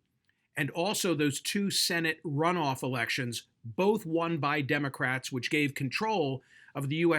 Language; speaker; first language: English; native; English